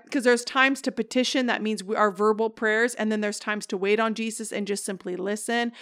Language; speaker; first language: English; native; English